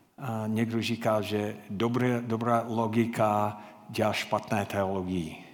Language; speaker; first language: Czech; non-native, fluent; English